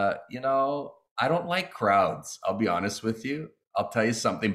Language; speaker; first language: English; early bilingual, other home language; Italian